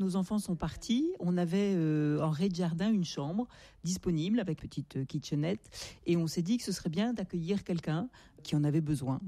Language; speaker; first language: French; native; French